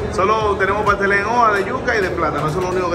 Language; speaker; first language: Spanish; native; Spanish